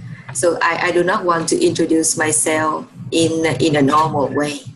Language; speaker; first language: English; non-native, fluent; Vietnamese